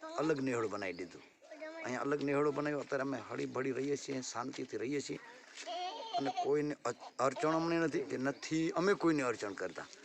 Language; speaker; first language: Gujarati; non-native, local second language; Kachhi